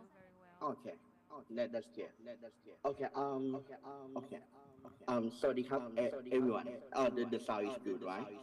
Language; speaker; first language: English; non-native, learner; Thai